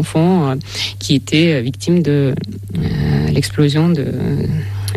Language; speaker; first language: French; non-native, fluent; Russian